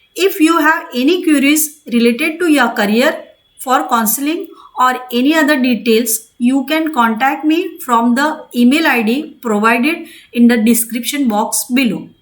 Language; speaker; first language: English; non-native, local second language; Marathi